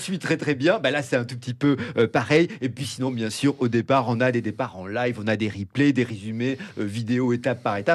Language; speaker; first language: French; native; French